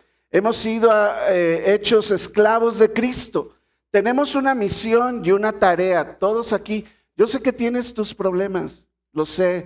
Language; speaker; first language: Spanish; native; Spanish